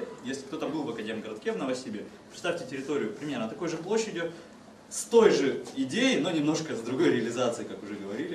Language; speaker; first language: Russian; native; Russian